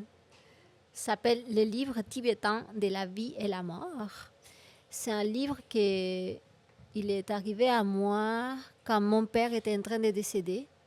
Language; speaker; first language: French; non-native, fluent; Spanish